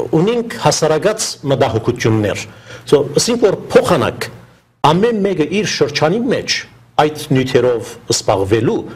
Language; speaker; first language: Armenian; native; Armenian